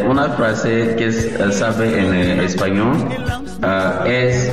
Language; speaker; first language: Spanish; non-native, learner; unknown